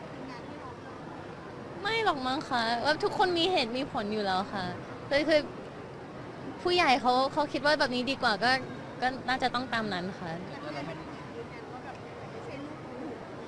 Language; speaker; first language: Thai; native; Thai